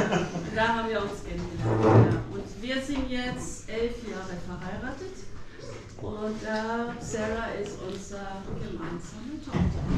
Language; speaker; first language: German; non-native, fluent; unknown